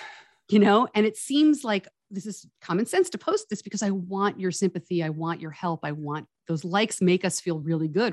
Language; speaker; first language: English; native; English